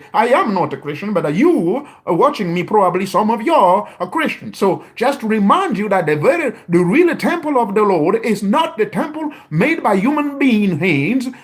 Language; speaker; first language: English; non-native, fluent; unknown